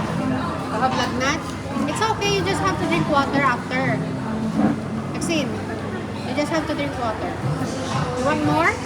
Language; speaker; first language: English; non-native, local second language; Filipino